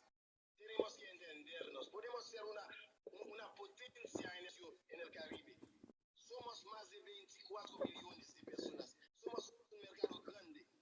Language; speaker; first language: Spanish; non-native, fluent; Haitian Creole